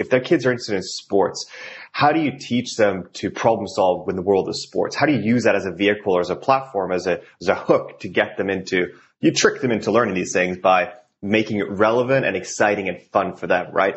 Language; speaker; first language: English; non-native, fluent; Norwegian